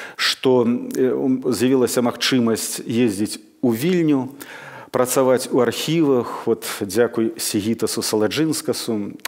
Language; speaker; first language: Russian; non-native, local second language; Belarusian